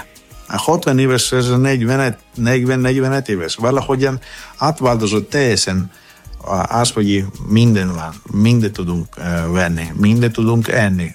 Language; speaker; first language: Hungarian; non-native, learner; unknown